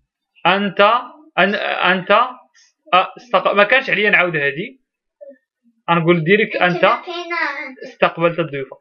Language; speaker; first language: Arabic; native; Arabic